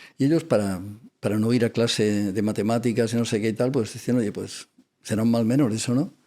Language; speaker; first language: Spanish; non-native, local second language; Catalan